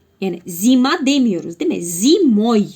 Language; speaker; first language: Turkish; non-native, fluent; Russian